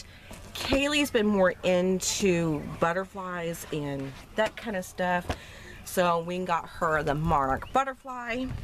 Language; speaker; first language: English; native; English